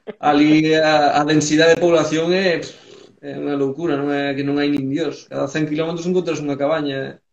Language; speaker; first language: Galician; early bilingual, heritage; Galician